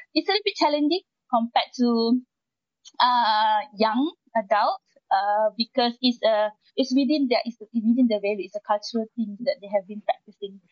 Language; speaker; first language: English; non-native, local second language; Malay